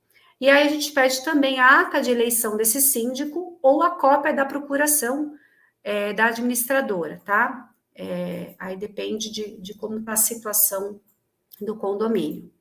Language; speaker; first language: Portuguese; native; Portuguese